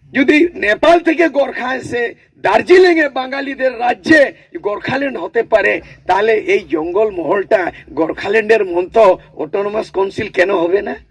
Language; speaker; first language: Bangla; non-native, local second language; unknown